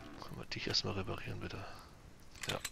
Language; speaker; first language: German; native; German